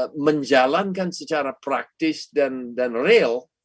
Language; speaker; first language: Indonesian; non-native, fluent; English